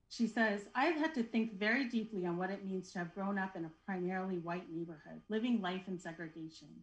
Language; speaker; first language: English; native; English